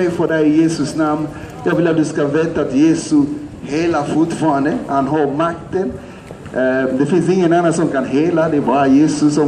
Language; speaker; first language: Swedish; non-native, fluent; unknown